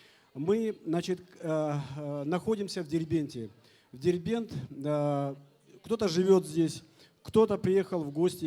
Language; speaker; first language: Russian; non-native, local second language; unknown